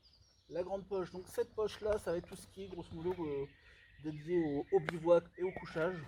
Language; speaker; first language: French; native; French